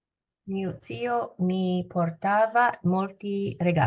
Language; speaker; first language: Italian; non-native, learner; English